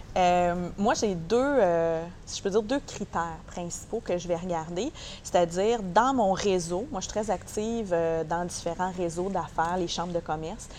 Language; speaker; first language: French; native; French